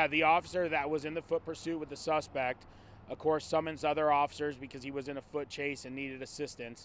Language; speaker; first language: English; native; English